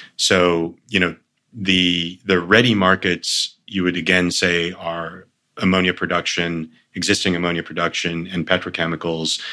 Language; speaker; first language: English; early bilingual, other home language; Armenian